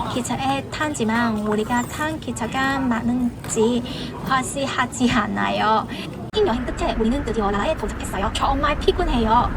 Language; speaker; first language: Korean; non-native, learner; Cantonese